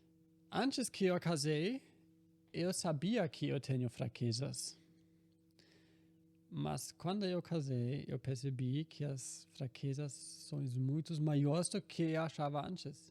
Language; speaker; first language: Portuguese; non-native, fluent; German